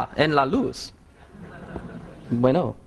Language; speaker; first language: Spanish; non-native, learner; English